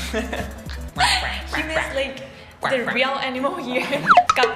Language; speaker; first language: Thai; native; Thai